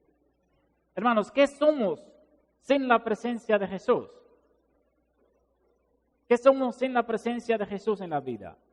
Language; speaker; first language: Spanish; non-native, fluent; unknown